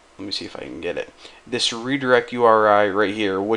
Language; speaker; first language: English; native; English